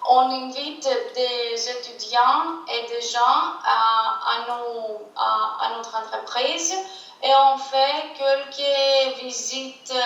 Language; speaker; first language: French; non-native, fluent; Greek